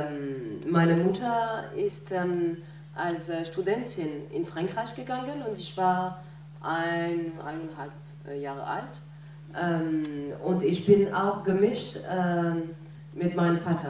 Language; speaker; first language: German; non-native, learner; French